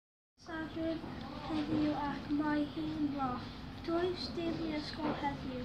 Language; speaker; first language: Welsh; non-native, local second language; English